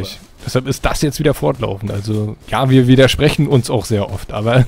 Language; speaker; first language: German; native; German